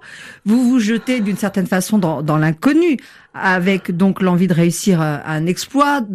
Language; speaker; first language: French; native; French